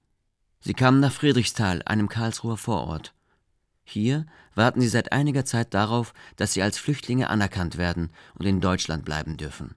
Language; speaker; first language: German; native; German